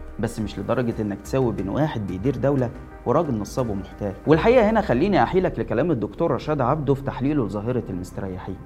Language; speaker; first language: Arabic; native; Arabic